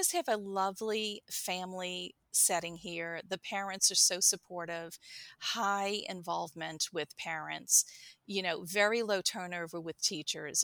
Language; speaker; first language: English; native; English